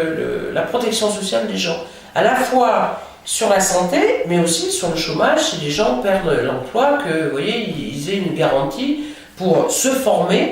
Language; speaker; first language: French; native; French